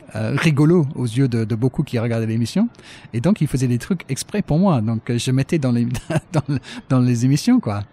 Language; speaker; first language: French; non-native, fluent; English